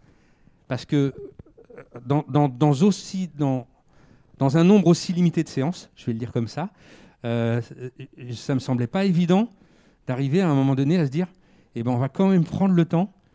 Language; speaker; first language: French; native; French